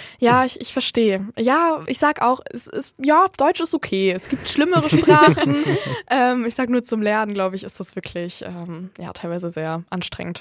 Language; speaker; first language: German; native; German